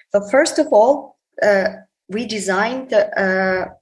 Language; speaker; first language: English; non-native, fluent; Ukrainian